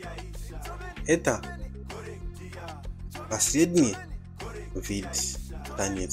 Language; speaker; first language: Russian; non-native, fluent; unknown